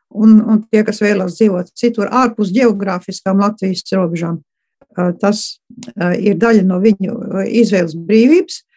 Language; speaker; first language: Latvian; early bilingual, heritage; Latvian